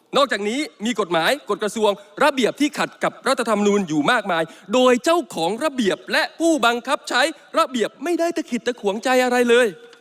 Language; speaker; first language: Thai; native; Thai